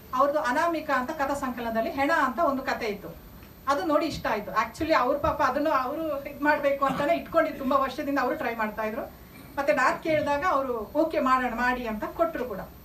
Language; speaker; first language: Kannada; non-native, local second language; Kodava